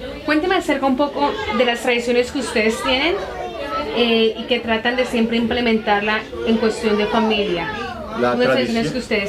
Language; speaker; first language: Spanish; native; Spanish